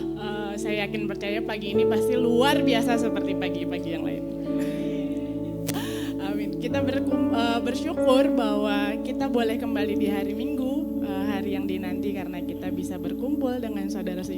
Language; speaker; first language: Indonesian; native; Indonesian